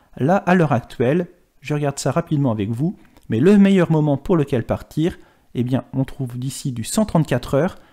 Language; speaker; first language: French; native; French